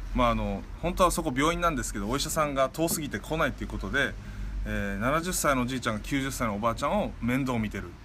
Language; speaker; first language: Japanese; native; Japanese